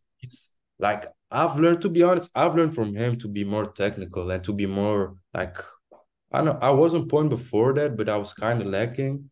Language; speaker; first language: English; non-native, fluent; French